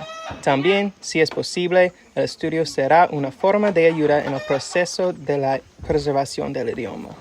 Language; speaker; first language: Spanish; non-native, fluent; English